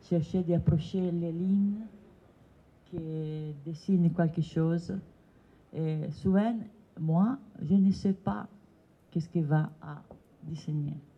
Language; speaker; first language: French; non-native, learner; Italian